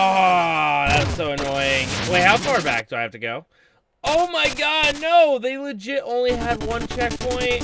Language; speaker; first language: English; native; English